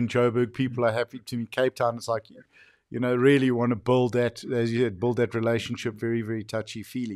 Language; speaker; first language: English; native; English